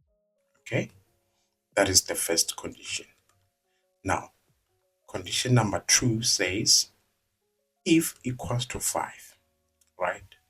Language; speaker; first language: English; non-native, local second language; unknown